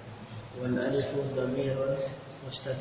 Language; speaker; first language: Arabic; non-native, learner; Indonesian